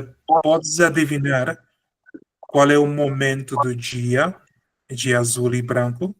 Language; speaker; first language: Portuguese; non-native, fluent; Spanish